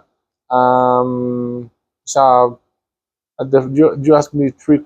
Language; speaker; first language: English; non-native, learner; Spanish